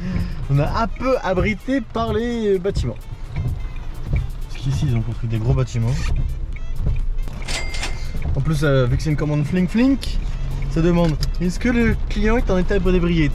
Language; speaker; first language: French; native; French